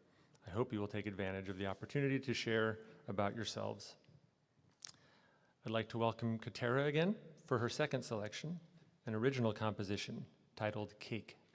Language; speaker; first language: English; native; English